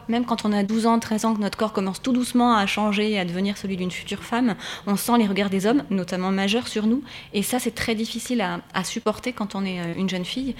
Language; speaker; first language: French; native; French